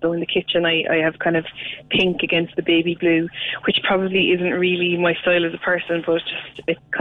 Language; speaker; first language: English; native; English